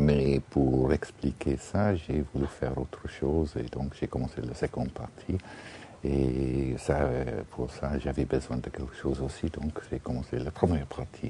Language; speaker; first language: French; non-native, fluent; English